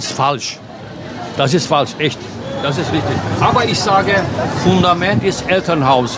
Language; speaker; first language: German; non-native, fluent; Turkish